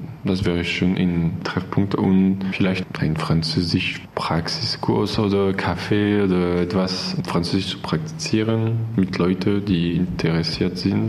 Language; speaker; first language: German; non-native, fluent; French